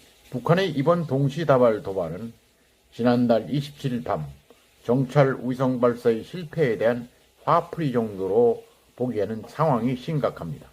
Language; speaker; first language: Korean; native; Korean